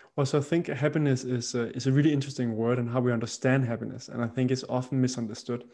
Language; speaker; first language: English; non-native, fluent; Danish